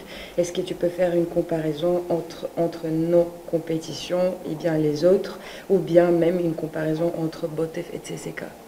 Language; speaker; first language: French; non-native, fluent; Bulgarian